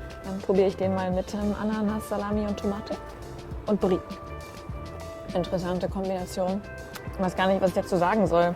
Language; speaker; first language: German; native; German